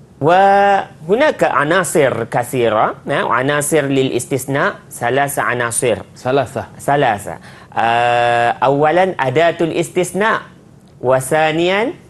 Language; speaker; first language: Arabic; non-native, fluent; Malay